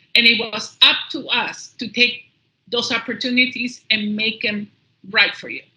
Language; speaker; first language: English; early bilingual, other home language; Spanish